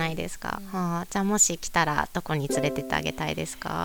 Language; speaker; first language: Japanese; native; Japanese